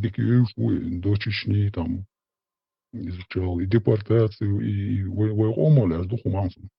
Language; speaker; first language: Russian; non-native, local second language; Chechen